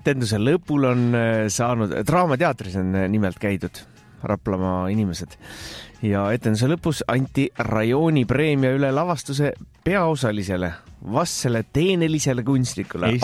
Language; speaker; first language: Estonian; native; Estonian